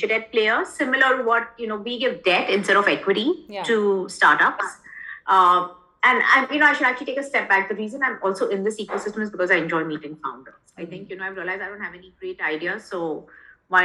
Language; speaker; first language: English; non-native, local second language; Hindi